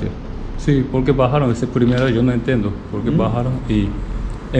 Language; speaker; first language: Spanish; non-native, learner; Japanese